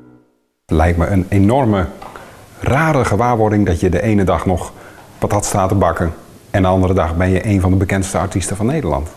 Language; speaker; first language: Dutch; native; Dutch